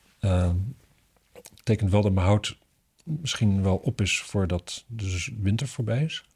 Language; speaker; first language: Dutch; native; Dutch